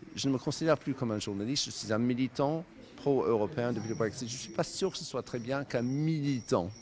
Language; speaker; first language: French; non-native, fluent; English